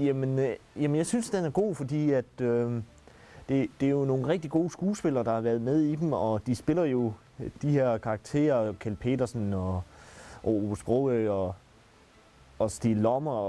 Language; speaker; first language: Danish; native; Danish